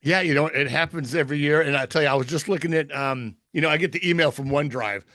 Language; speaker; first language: English; native; English